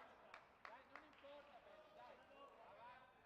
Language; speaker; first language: Italian; native; Italian